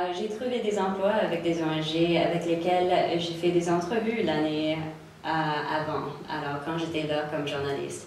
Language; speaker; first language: French; non-native, local second language; English